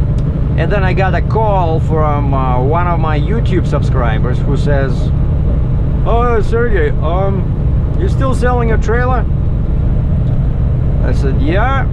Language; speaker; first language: English; non-native, fluent; Russian